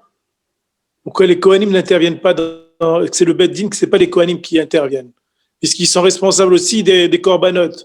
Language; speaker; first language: French; native; French